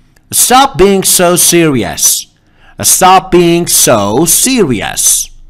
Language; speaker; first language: English; non-native, fluent; Persian